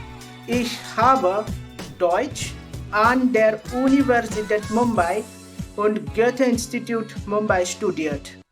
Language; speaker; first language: German; non-native, fluent; Marathi